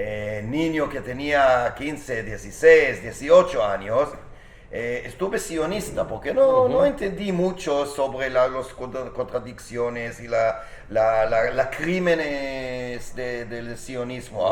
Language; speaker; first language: Spanish; non-native, fluent; Hebrew